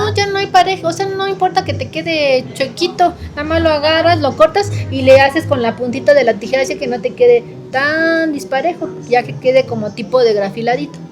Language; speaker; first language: Spanish; native; Spanish